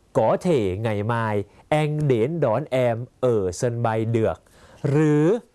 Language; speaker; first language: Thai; native; Thai